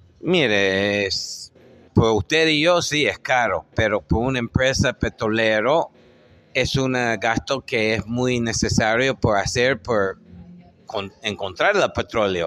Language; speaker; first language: Spanish; non-native, fluent; English